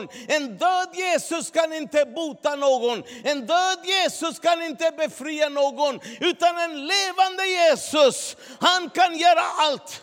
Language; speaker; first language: Swedish; non-native, fluent; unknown